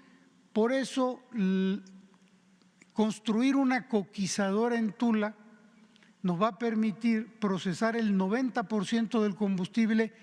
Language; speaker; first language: Spanish; native; Spanish